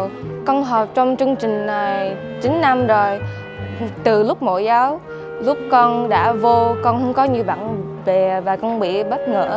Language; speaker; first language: Vietnamese; early bilingual, heritage; Vietnamese